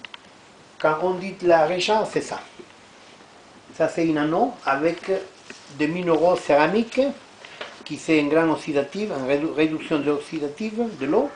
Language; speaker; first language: French; non-native, learner; Italian